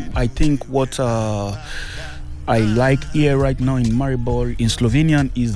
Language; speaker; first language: English; non-native, local second language; Yoruba